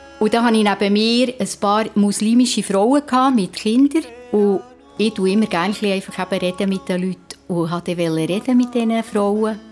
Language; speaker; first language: German; native; German